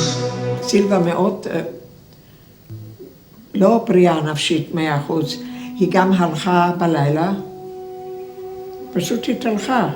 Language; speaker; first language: Hebrew; non-native, fluent; German